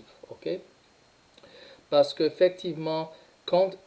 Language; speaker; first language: French; non-native, fluent; English